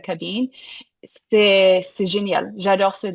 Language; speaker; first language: French; non-native, fluent; English